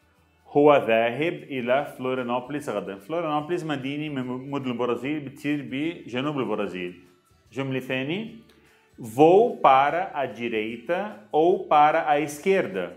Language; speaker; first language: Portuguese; non-native, fluent; Arabic